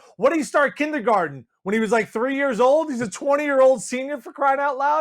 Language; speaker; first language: English; native; English